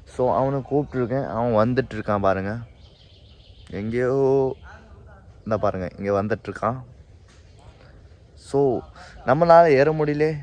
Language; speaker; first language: Tamil; non-native, learner; Nepali